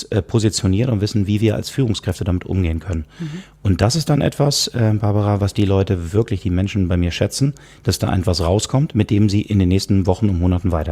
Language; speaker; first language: German; native; German